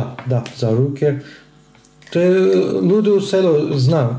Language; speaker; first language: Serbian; non-native, learner; Turkish